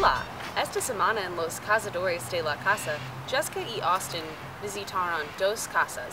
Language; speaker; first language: Spanish; non-native, learner; English